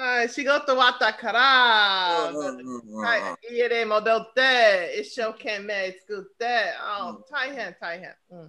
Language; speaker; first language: Japanese; non-native, learner; English